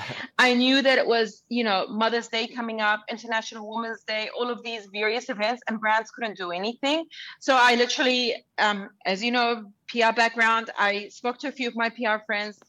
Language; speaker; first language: English; early bilingual, other home language; Arabic